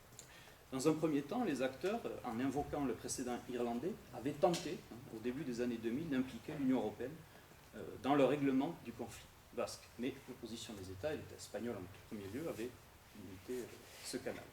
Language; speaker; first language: French; native; French